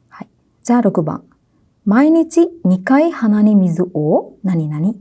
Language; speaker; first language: Japanese; non-native, fluent; Sinhala